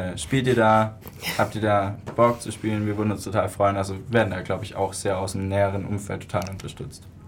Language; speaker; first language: German; native; German